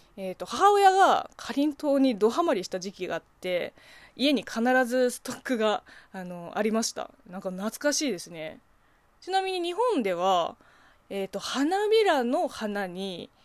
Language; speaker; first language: Japanese; non-native, fluent; Chinese